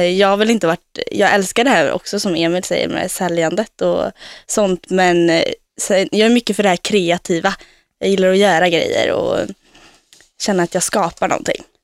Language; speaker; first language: Swedish; native; Swedish